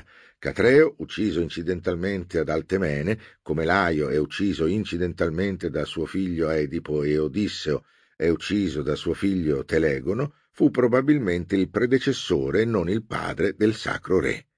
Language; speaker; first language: Italian; native; Italian